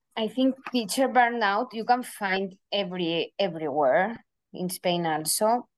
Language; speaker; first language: English; non-native, fluent; Spanish